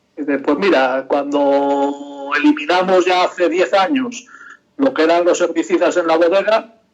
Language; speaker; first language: Spanish; non-native, local second language; Galician